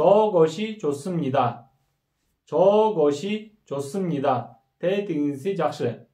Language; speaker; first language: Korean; non-native, fluent; Kyrgyz